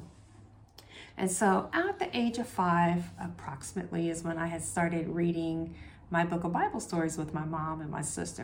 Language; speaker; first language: English; native; English